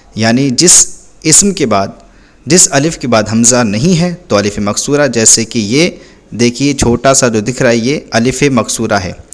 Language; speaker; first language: Urdu; native; Urdu